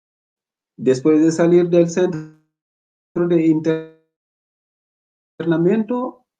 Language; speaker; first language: Spanish; non-native, fluent; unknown